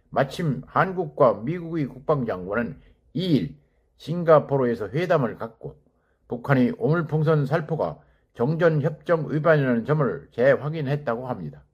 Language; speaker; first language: Korean; native; Korean